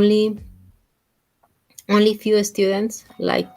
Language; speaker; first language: English; non-native, learner; Spanish